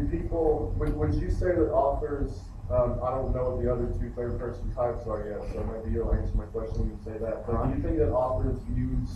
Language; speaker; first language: English; native; English